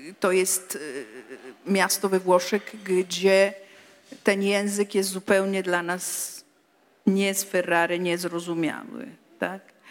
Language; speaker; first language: Polish; non-native, fluent; Italian